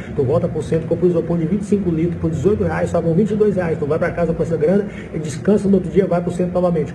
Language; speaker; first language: Portuguese; native; Portuguese